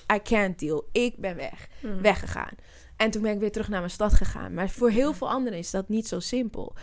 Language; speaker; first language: Dutch; native; Dutch